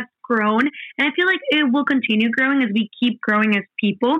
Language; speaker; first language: English; non-native, fluent; Spanish